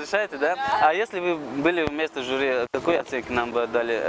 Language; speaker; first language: Russian; non-native, local second language; Tajik